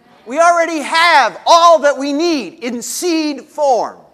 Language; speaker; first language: English; native; English